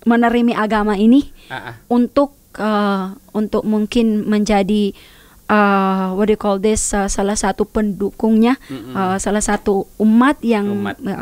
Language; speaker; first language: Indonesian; non-native, learner; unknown